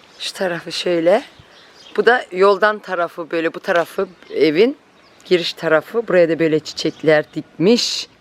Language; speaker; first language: Turkish; native; Turkish